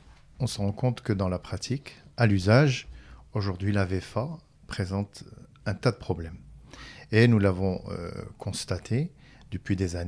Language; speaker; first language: French; non-native, local second language; Arabic